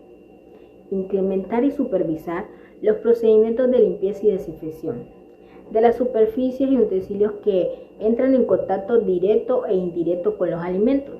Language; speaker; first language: Spanish; native; Spanish